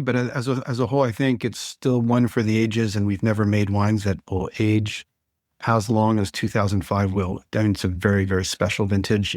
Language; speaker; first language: English; non-native, fluent; French